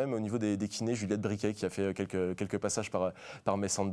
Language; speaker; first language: French; native; French